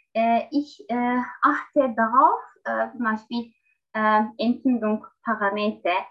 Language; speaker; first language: German; non-native, learner; Turkish